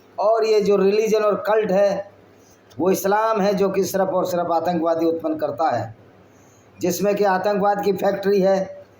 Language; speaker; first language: Hindi; native; Hindi